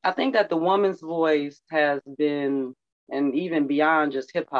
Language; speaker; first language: English; native; English